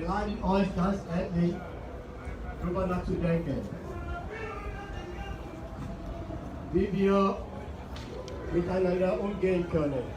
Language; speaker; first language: German; non-native, fluent; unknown